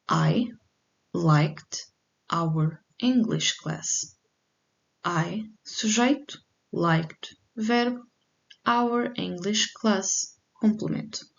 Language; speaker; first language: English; non-native, fluent; Portuguese